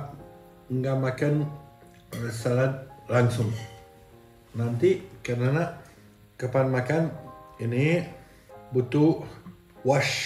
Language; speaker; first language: Indonesian; non-native, learner; French